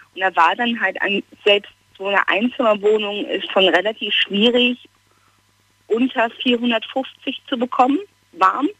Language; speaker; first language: German; native; German